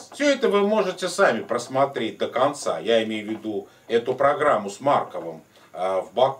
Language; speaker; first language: Russian; native; Russian